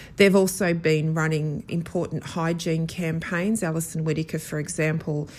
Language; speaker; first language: English; native; English